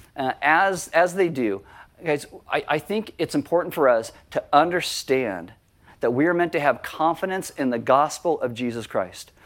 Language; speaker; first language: English; native; English